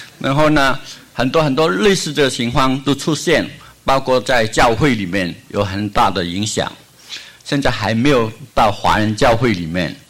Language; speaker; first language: Chinese; non-native, local second language; Cantonese